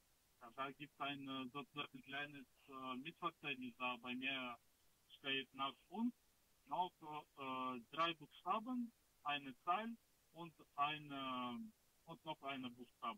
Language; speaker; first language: German; non-native, learner; Russian